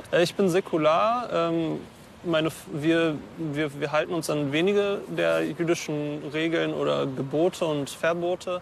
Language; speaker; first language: German; native; German